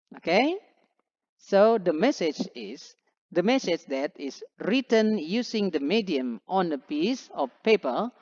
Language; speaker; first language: English; non-native, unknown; Indonesian